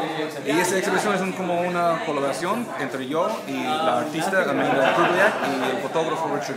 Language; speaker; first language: Spanish; early bilingual, heritage; Spanish